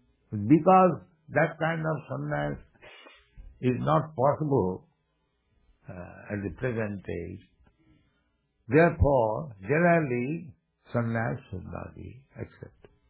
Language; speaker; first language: English; non-native, local second language; Bangla